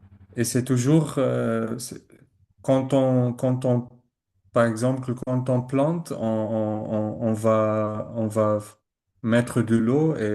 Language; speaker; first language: French; non-native, learner; Arabic